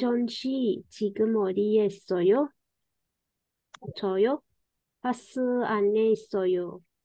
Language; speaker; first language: Korean; non-native, learner; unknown